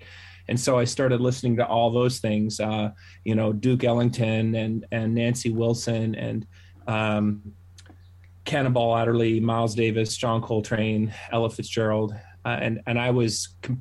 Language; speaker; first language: English; native; English